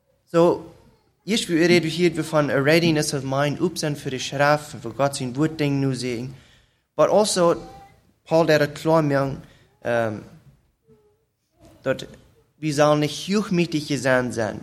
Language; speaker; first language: German; native; German